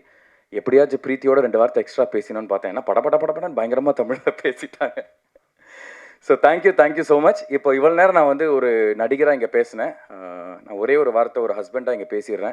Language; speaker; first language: Tamil; native; Tamil